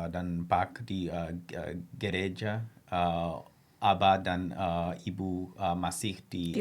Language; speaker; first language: Indonesian; non-native, local second language; Spanish